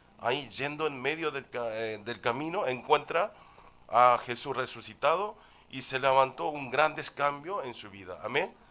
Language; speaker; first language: Spanish; non-native, fluent; Korean